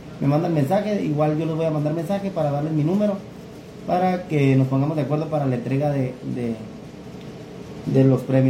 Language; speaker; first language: Spanish; native; Spanish